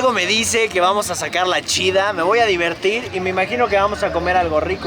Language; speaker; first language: Spanish; native; Spanish